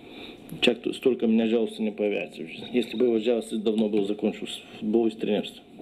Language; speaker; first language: Russian; non-native, learner; Bulgarian